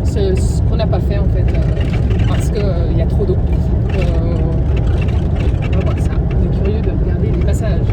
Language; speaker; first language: French; native; French